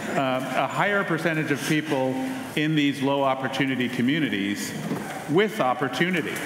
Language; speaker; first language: English; native; English